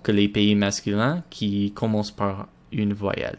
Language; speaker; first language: French; non-native, learner; English